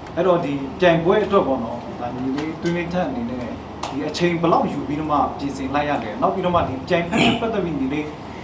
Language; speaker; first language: Burmese; native; Burmese